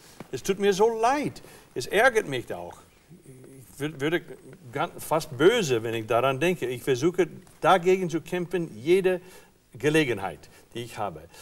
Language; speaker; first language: German; non-native, fluent; English